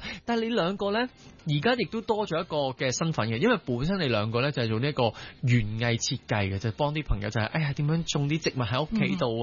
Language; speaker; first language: Cantonese; native; Cantonese